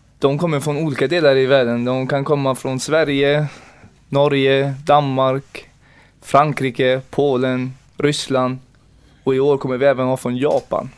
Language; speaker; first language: Swedish; early bilingual, other home language; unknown